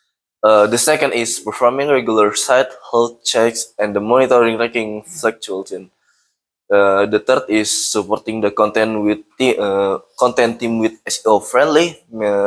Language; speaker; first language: English; non-native, learner; Indonesian